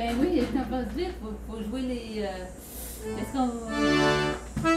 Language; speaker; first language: French; native; French